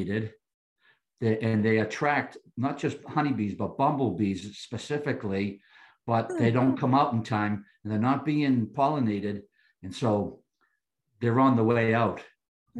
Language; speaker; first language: English; native; English